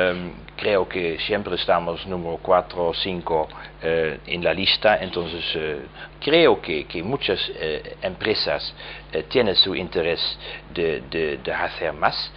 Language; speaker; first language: Spanish; non-native, fluent; Dutch